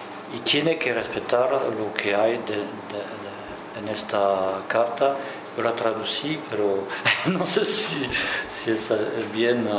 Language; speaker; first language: Spanish; non-native, fluent; French